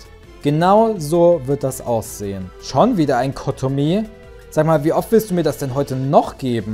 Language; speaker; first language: German; native; German